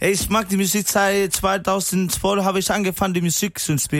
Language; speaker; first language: German; non-native, learner; Spanish